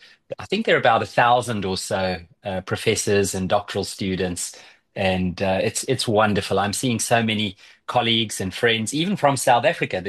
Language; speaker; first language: English; native; English